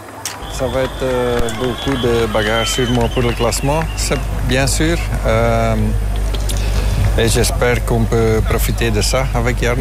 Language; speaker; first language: French; non-native, fluent; Dutch